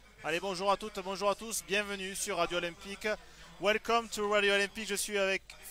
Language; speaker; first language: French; native; French